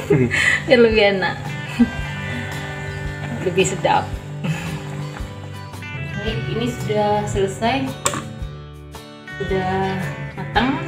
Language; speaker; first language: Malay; non-native, local second language; Madurese